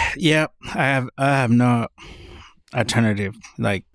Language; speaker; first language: English; non-native, fluent; Arabic